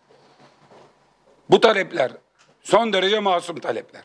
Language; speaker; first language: Turkish; native; Turkish